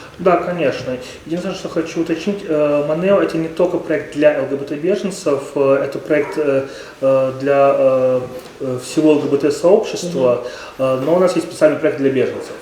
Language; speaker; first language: Russian; native; Russian